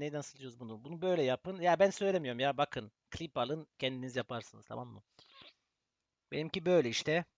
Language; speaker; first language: Turkish; early bilingual, heritage; Turkish